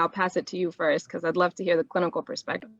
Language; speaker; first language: English; native; English